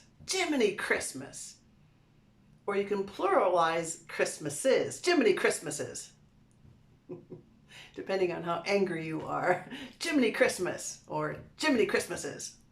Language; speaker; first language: English; native; English